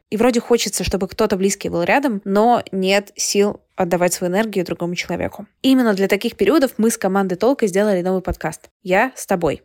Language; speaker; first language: Russian; native; Russian